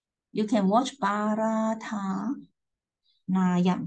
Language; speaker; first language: English; non-native, local second language; Chinese